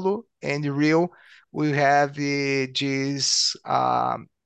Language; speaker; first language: English; non-native, learner; Portuguese